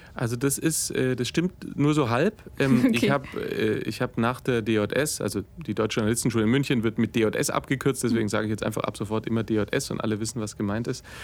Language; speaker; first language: German; native; German